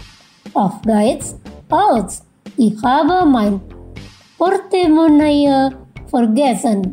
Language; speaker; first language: German; non-native, fluent; Indonesian